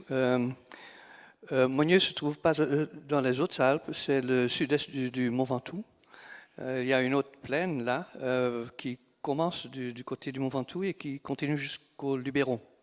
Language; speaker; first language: French; non-native, local second language; Dutch